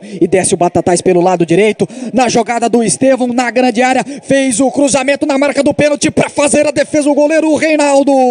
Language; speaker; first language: Portuguese; native; Portuguese